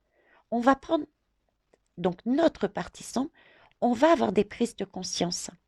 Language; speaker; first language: French; native; French